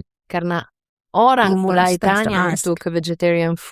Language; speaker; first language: Indonesian; non-native, fluent; Italian